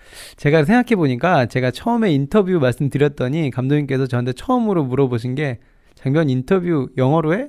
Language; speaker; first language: Korean; native; Korean